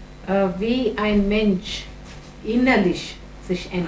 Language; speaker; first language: German; non-native, fluent; Gujarati